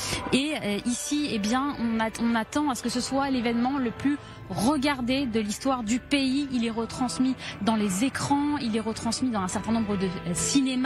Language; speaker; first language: French; native; French